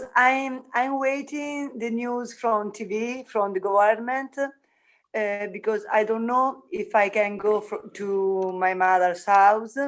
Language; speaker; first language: English; non-native, learner; Italian